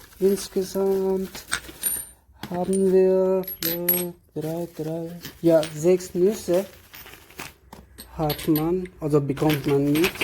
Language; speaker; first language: German; non-native, learner; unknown